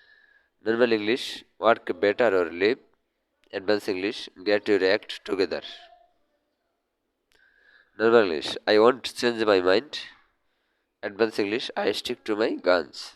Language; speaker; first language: English; non-native, learner; Bangla